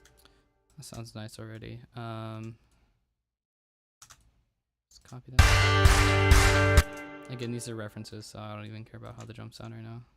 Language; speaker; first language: English; native; English